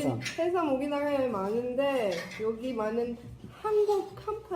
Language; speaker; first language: Korean; non-native, fluent; Arabic